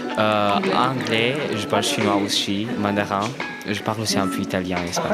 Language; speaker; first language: French; non-native, fluent; Romanian